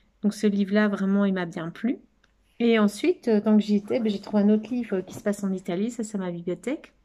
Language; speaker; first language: French; native; French